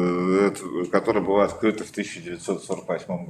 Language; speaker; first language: Russian; native; Russian